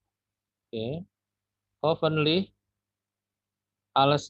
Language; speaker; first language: German; non-native, fluent; Indonesian